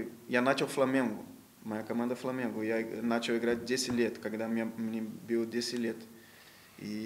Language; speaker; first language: Russian; non-native, learner; Portuguese